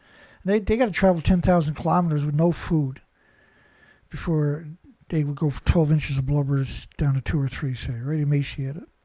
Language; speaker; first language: English; native; English